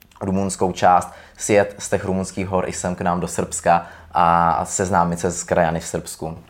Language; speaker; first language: Czech; native; Czech